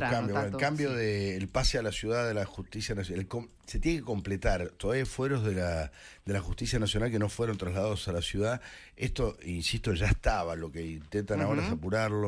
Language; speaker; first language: Spanish; native; Spanish